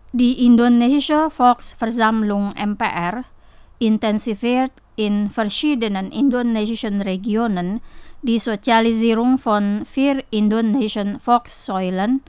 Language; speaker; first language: German; non-native, fluent; Indonesian